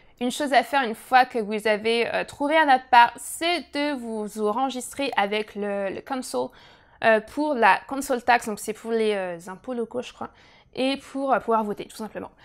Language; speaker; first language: French; native; French